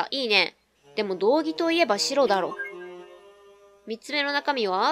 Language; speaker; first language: Japanese; native; Japanese